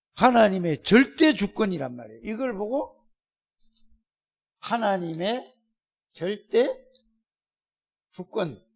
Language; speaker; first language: Korean; native; Korean